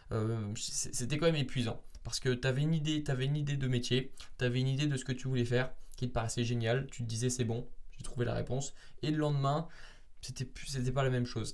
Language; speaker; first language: French; native; French